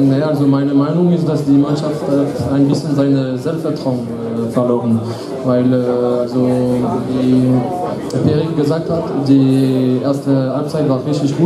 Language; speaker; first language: German; non-native, fluent; French